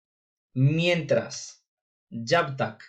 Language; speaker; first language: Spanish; non-native, fluent; Urdu